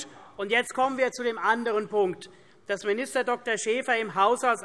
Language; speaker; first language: German; native; German